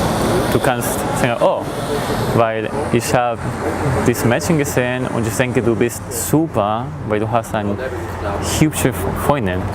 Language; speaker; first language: German; non-native, learner; Spanish